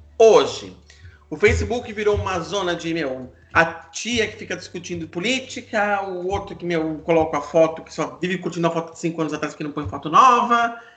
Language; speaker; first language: Portuguese; native; Portuguese